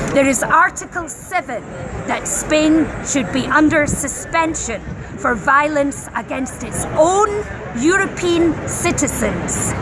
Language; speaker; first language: English; native; English